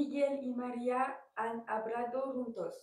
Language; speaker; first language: Spanish; non-native, learner; French